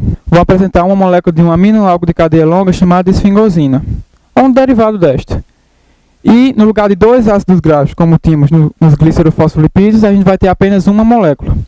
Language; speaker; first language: Portuguese; native; Portuguese